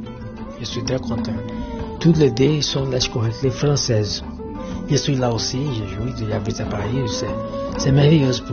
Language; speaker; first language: French; non-native, fluent; Portuguese